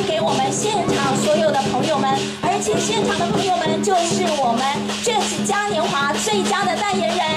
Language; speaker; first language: Chinese; native; Chinese